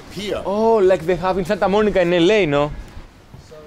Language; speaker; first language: English; non-native, fluent; Greek